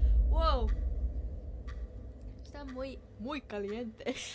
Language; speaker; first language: Spanish; early bilingual, heritage; Spanish